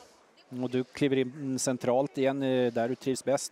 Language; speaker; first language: Swedish; native; Swedish